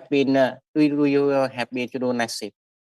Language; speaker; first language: English; non-native, learner; Vietnamese